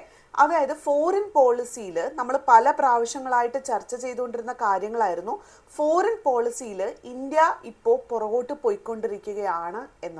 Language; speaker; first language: Malayalam; native; Malayalam